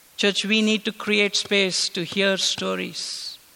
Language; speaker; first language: English; non-native, local second language; Tamil